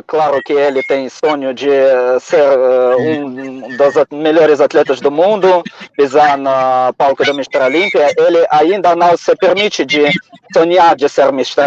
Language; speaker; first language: Portuguese; non-native, fluent; Russian